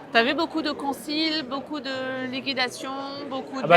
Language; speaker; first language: French; native; French